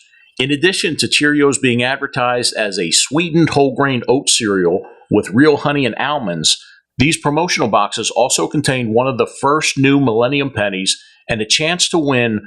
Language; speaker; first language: English; native; English